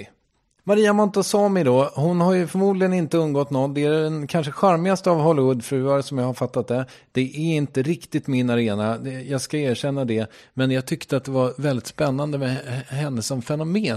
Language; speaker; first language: Swedish; native; Swedish